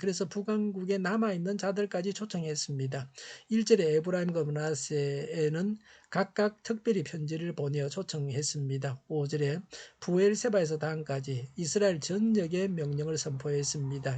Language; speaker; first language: Korean; native; Korean